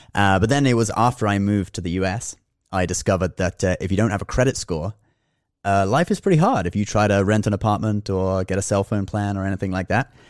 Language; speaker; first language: English; native; English